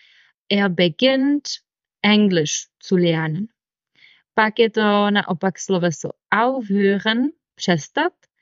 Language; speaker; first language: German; non-native, fluent; Czech